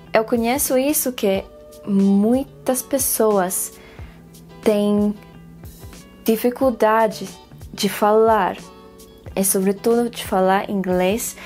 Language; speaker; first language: Portuguese; non-native, fluent; English